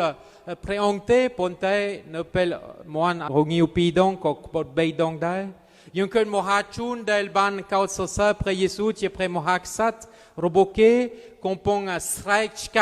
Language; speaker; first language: Khmer; non-native, fluent; French